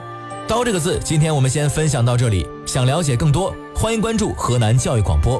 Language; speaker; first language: Chinese; native; Chinese